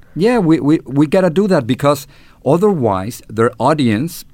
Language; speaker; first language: English; non-native, fluent; Spanish